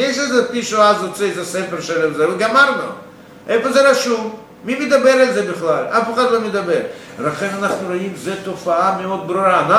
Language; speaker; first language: Hebrew; non-native, fluent; Russian